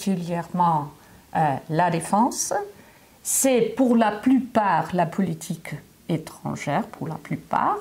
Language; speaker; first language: French; non-native, fluent; German